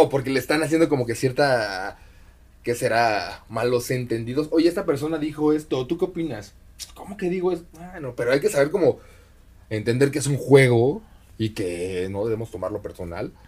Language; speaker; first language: Spanish; native; Spanish